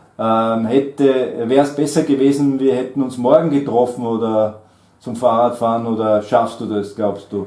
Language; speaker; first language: German; native; German